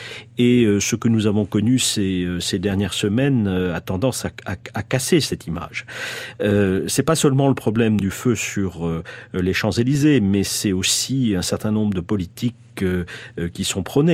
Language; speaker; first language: French; native; French